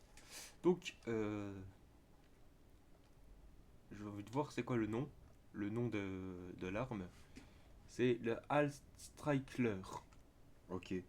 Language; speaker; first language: French; native; French